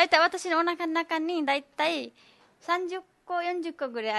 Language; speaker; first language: Japanese; non-native, learner; Nepali